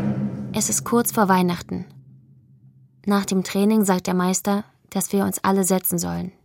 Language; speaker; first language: German; native; German